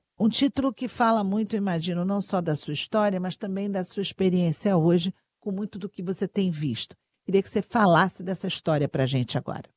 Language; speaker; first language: Portuguese; early bilingual, other home language; Spanish